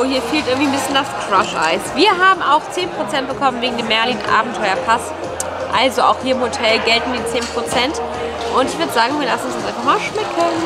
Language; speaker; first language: German; native; German